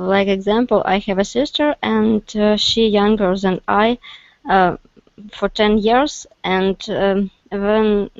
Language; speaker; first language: English; non-native, learner; Russian